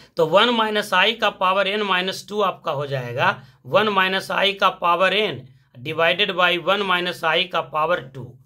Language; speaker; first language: Hindi; native; Hindi